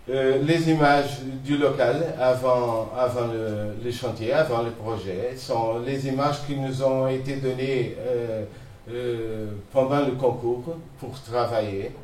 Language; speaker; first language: French; non-native, fluent; Portuguese